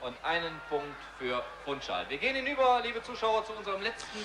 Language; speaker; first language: German; native; German